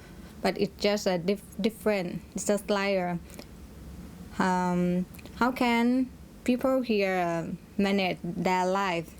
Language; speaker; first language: English; non-native, learner; Thai